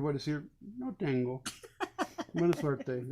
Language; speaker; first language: Spanish; non-native, learner; English